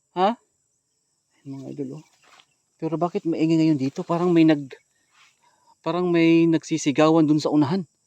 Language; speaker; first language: Filipino; native; Filipino